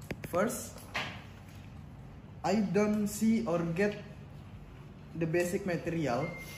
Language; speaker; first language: English; non-native, learner; Indonesian